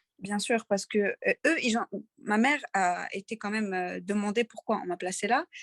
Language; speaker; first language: French; early bilingual, other home language; Arabic